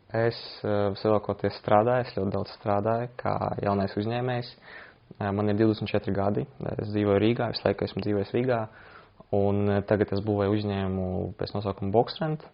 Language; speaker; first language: Latvian; non-native, local second language; Russian